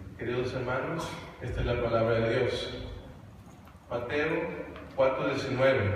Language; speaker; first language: Spanish; early bilingual, heritage; Spanish